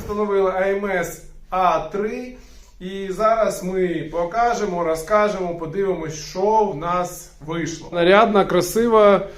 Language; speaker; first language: Ukrainian; native; Ukrainian